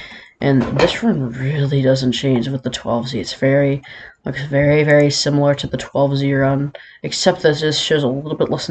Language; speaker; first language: English; native; English